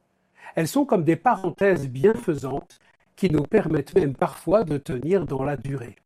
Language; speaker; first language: French; native; French